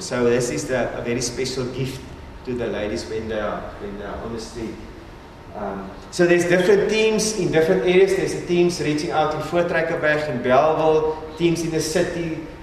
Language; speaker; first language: English; non-native, local second language; Afrikaans